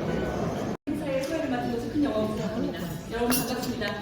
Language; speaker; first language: Korean; native; Korean